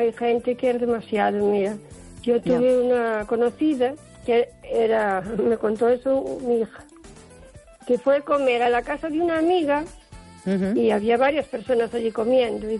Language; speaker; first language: Spanish; native; Spanish